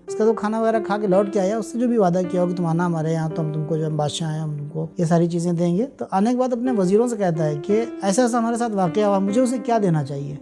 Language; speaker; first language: Urdu; native; Urdu